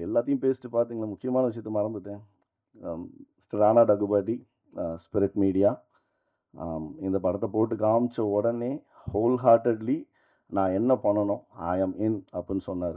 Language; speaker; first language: Tamil; native; Tamil